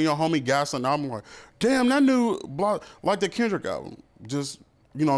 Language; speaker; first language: English; native; English